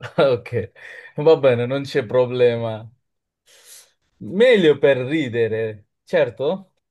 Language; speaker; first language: Italian; non-native, learner; Bangla